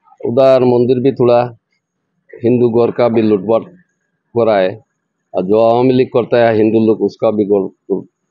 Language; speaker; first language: Hindi; non-native, learner; Bangla